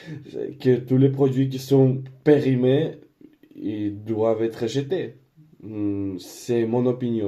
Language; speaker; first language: French; non-native, learner; Spanish